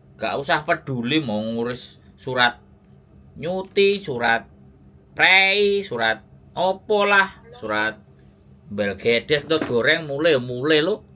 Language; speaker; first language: Indonesian; non-native, local second language; Javanese